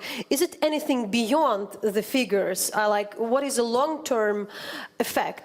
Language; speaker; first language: English; non-native, fluent; Ukrainian